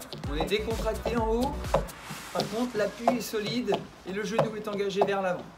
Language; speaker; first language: French; native; French